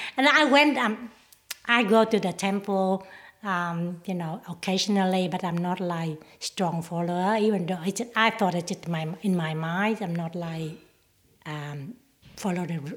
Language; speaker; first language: English; non-native, learner; Vietnamese